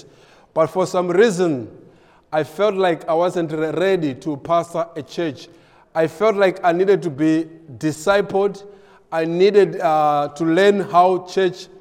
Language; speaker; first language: English; non-native, local second language; Nyanja